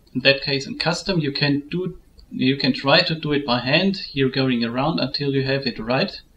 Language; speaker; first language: English; non-native, fluent; German